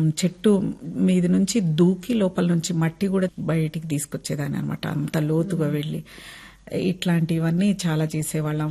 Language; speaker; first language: Telugu; non-native, local second language; Lambadi